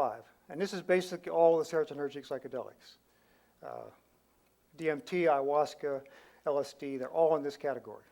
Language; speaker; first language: English; native; English